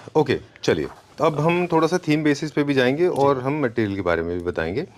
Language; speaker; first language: Hindi; native; Hindi